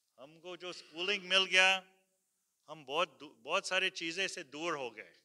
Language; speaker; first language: Hindi; early bilingual, heritage; Hindi